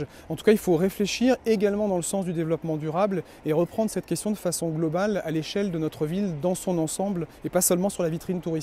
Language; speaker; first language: French; native; French